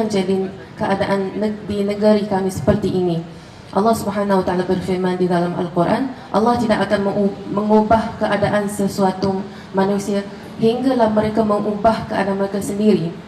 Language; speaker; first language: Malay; non-native, fluent; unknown